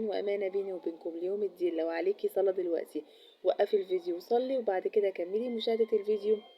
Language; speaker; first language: Arabic; native; Arabic